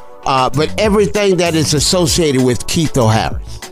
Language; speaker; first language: English; native; English